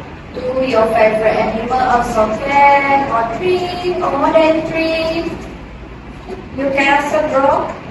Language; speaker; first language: English; non-native, local second language; Malay